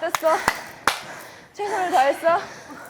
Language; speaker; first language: Korean; native; Korean